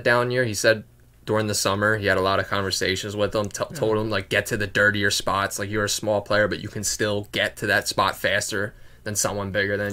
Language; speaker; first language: English; native; English